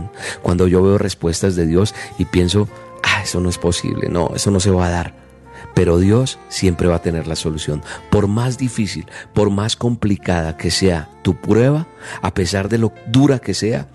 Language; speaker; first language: Spanish; native; Spanish